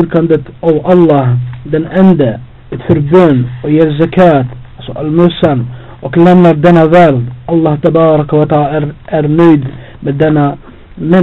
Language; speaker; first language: Swedish; non-native, fluent; Albanian